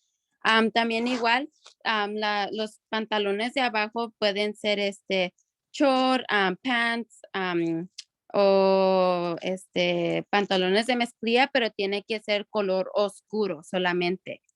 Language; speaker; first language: Spanish; early bilingual, other home language; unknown